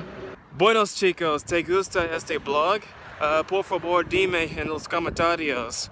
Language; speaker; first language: Spanish; non-native, learner; English